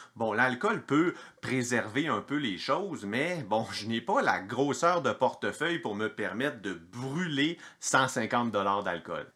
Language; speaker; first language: French; native; French